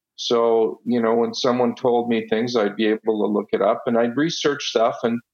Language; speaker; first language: English; non-native, fluent; Italian